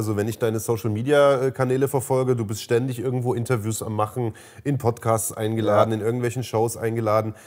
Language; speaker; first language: German; native; German